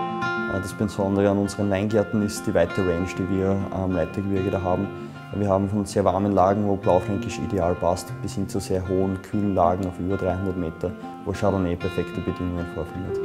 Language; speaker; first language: German; native; German